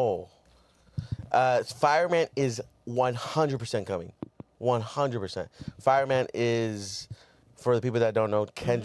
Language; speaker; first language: English; native; English